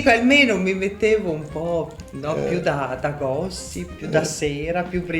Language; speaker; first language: Italian; native; Italian